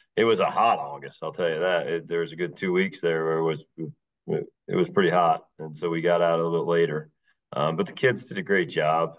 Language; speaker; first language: English; native; English